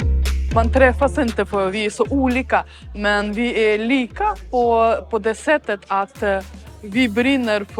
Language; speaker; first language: Swedish; non-native, fluent; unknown